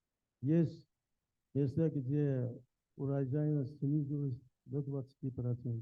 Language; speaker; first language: Russian; native; Russian